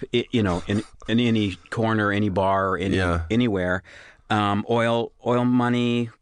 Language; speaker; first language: English; native; English